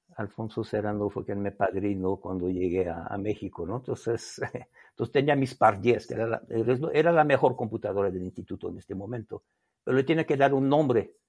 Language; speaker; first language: Spanish; non-native, fluent; French